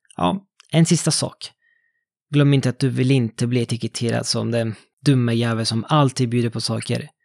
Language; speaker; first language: Swedish; non-native, fluent; Italian